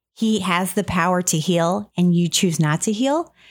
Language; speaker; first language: English; native; English